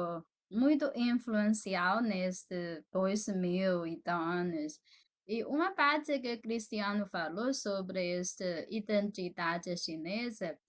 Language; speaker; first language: Portuguese; non-native, fluent; Chinese